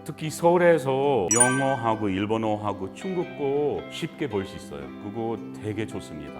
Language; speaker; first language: Korean; non-native, learner; English